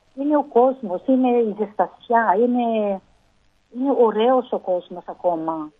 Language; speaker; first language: Greek; early bilingual, heritage; Greek